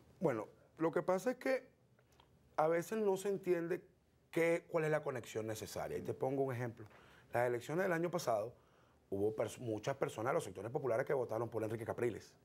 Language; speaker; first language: Spanish; native; Spanish